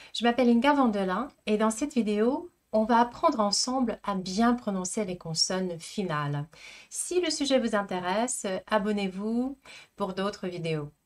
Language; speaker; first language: French; non-native, fluent; Russian